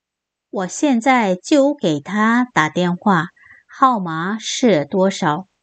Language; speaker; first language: Chinese; non-native, fluent; Korean